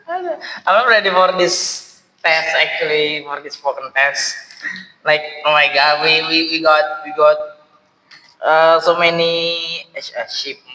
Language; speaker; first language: English; non-native, learner; Indonesian